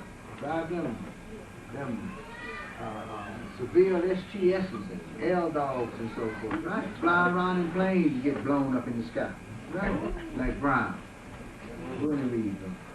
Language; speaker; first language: English; native; English